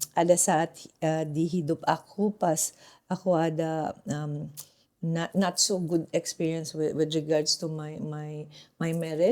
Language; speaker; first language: Indonesian; non-native, fluent; Filipino